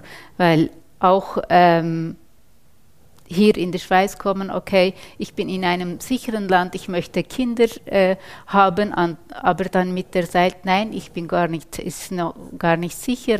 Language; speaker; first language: German; non-native, fluent; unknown